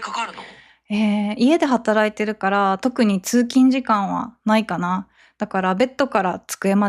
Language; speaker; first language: Japanese; native; Japanese